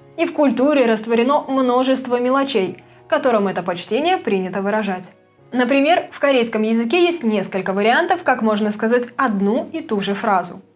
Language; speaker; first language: Russian; native; Russian